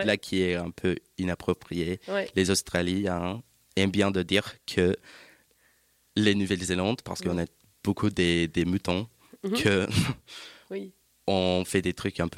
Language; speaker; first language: French; non-native, learner; English